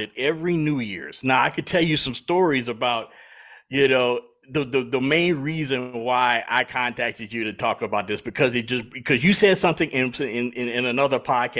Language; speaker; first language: English; native; English